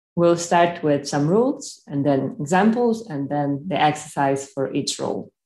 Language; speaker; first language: English; non-native, fluent; Polish